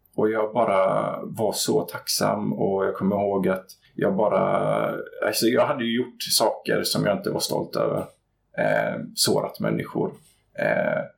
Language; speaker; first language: Swedish; native; Swedish